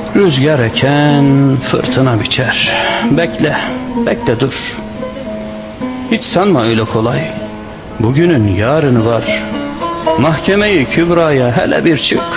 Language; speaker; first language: Turkish; native; Turkish